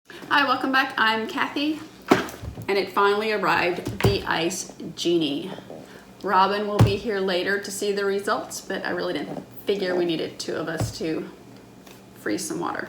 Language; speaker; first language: English; native; English